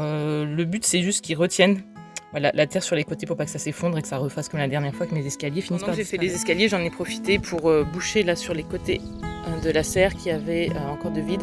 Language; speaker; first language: French; native; French